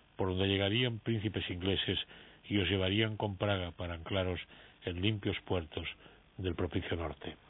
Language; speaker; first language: Spanish; native; Spanish